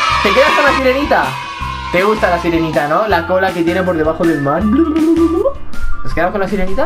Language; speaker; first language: Spanish; native; Spanish